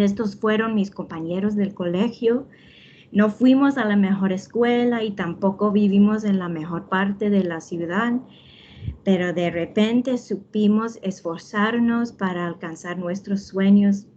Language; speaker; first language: Spanish; early bilingual, heritage; Spanish